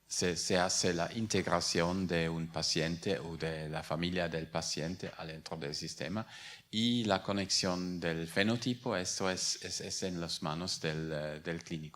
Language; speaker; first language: Spanish; non-native, fluent; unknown